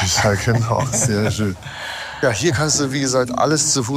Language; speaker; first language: German; native; German